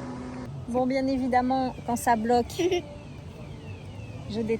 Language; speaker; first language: French; native; French